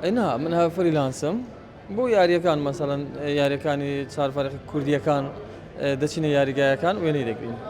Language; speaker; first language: Central Kurdish; non-native, local second language; Kurdish